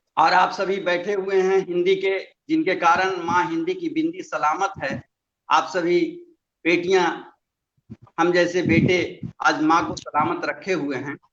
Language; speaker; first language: Hindi; non-native, local second language; Magahi